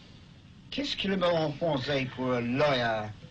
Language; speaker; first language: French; non-native, learner; English